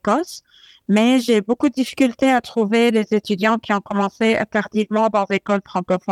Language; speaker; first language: French; non-native, fluent; Arabic